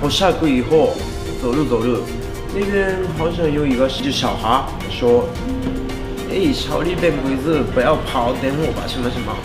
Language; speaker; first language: Chinese; non-native, learner; Japanese